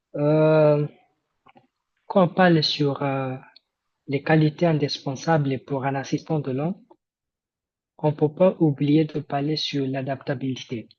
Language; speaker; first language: French; non-native, fluent; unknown